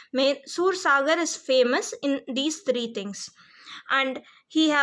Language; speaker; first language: English; non-native, local second language; Hindi